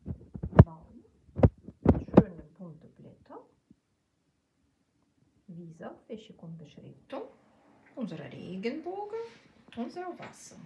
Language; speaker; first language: German; non-native, fluent; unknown